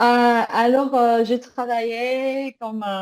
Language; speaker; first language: French; non-native, learner; English